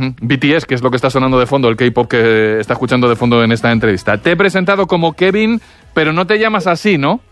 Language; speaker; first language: Spanish; native; Spanish